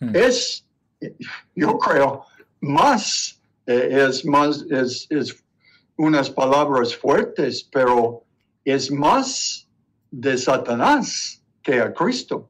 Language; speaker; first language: Spanish; non-native, learner; English